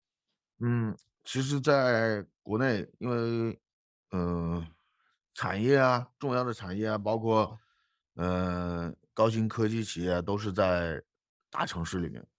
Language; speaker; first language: Chinese; native; Chinese